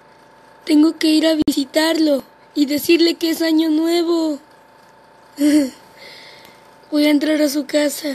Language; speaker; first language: Spanish; native; Spanish